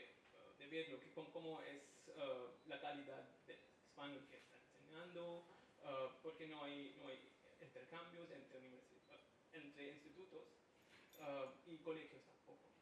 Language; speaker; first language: Spanish; non-native, fluent; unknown